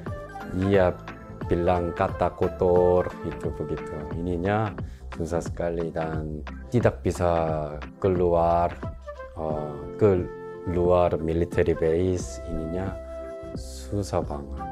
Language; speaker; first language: Indonesian; non-native, local second language; Korean